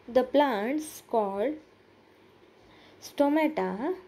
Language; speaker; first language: English; non-native, local second language; Marathi